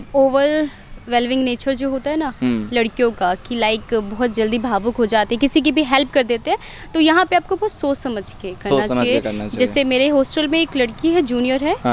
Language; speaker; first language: Hindi; native; Hindi